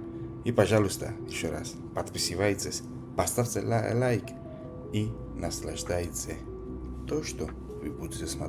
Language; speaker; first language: Russian; non-native, learner; Georgian